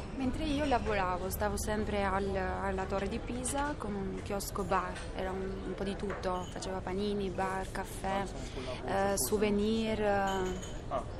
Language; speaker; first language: Italian; non-native, fluent; Albanian